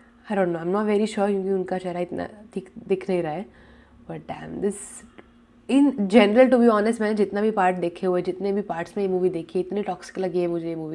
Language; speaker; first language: Hindi; non-native, local second language; Gujarati